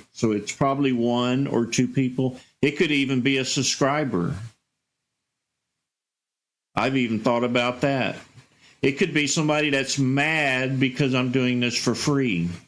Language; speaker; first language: English; native; English